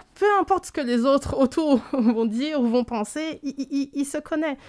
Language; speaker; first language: French; native; French